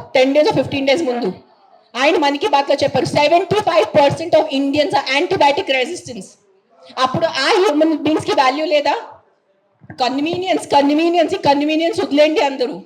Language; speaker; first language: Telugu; non-native, fluent; Marathi